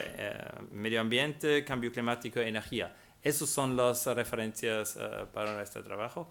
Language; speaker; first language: Spanish; non-native, fluent; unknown